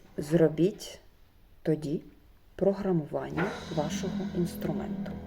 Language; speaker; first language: Ukrainian; non-native, local second language; Russian